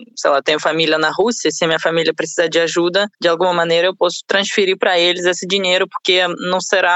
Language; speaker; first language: Portuguese; non-native, fluent; Russian